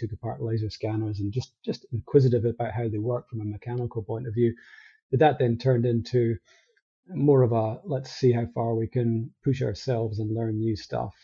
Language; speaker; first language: English; native; English